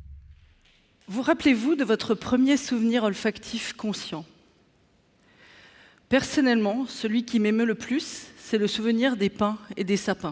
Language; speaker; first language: French; native; French